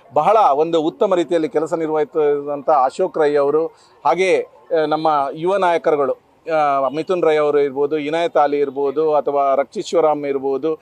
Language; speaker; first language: Kannada; non-native, local second language; Tulu